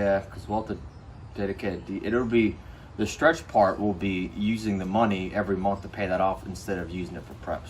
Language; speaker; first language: English; native; English